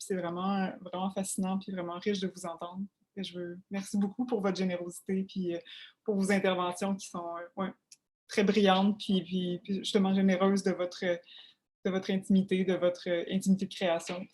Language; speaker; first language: French; native; French